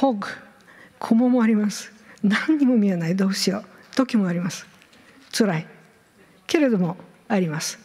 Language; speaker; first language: Japanese; non-native, fluent; Bulgarian